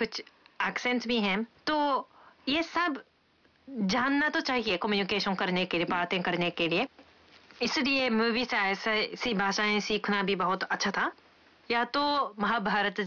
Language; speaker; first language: Hindi; non-native, fluent; Japanese